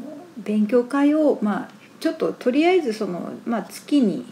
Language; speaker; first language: Japanese; native; Japanese